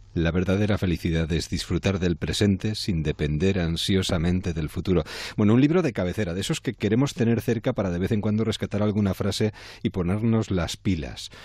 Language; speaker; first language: Spanish; native; Spanish